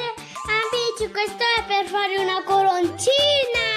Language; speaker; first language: Italian; early bilingual, other home language; Spanish